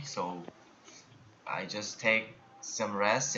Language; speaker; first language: English; non-native, learner; Korean